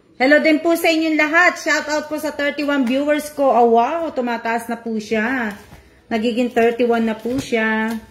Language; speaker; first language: Filipino; native; Filipino